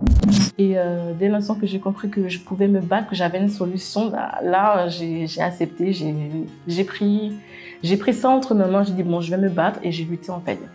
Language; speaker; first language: French; native; French